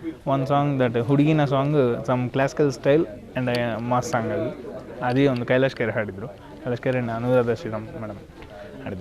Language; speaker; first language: Kannada; non-native, learner; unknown